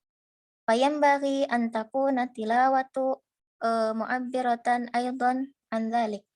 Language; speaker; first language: Arabic; non-native, learner; Indonesian